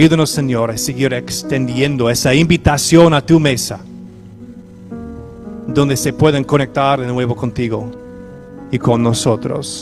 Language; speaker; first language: Spanish; non-native, fluent; English